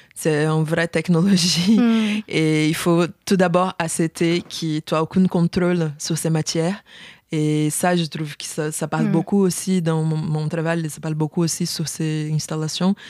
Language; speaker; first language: French; non-native, fluent; Portuguese